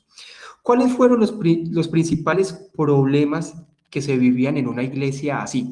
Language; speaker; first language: Spanish; native; Spanish